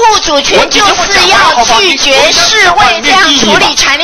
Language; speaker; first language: Chinese; native; Chinese